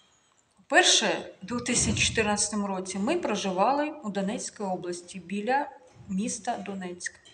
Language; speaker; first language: Ukrainian; non-native, local second language; Russian